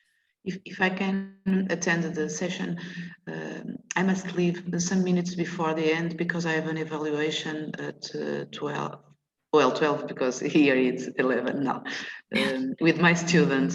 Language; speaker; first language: English; non-native, learner; Portuguese